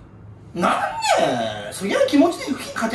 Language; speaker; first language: Japanese; native; Japanese